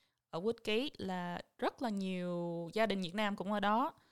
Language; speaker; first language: Vietnamese; early bilingual, heritage; Vietnamese